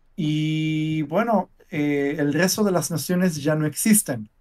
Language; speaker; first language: Spanish; non-native, fluent; Hebrew